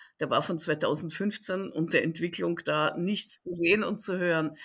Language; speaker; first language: German; early bilingual, other home language; Russian